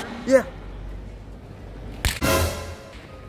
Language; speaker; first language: English; non-native, fluent; Czech